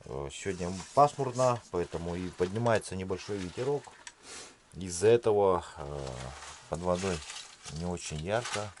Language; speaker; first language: Russian; native; Russian